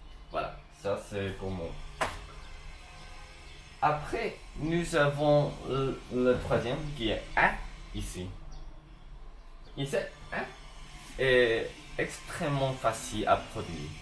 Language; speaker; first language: French; non-native, learner; Chinese